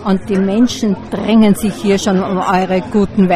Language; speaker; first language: German; native; German